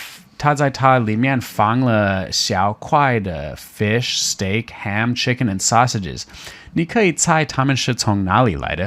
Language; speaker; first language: Chinese; non-native, fluent; English